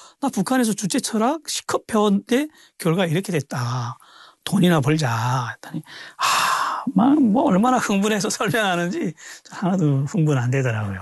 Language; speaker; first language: Korean; native; Korean